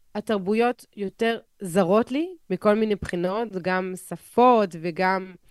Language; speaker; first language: Hebrew; non-native, fluent; French